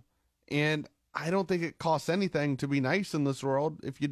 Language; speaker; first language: English; native; English